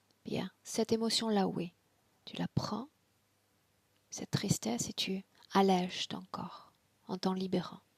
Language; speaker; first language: French; native; French